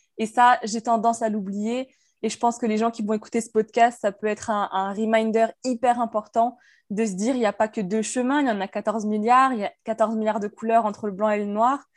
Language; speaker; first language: French; native; French